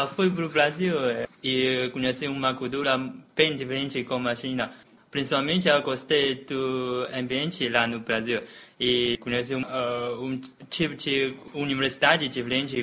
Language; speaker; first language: Portuguese; non-native, learner; Chinese